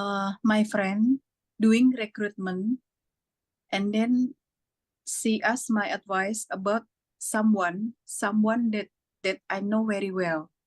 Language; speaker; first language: English; non-native, fluent; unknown